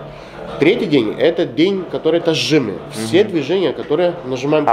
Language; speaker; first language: Russian; non-native, fluent; Greek